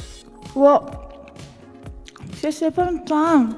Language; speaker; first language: Chinese; non-native, fluent; Korean